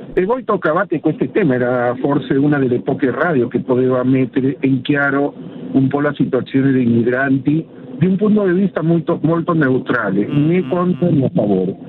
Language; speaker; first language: Italian; non-native, fluent; Spanish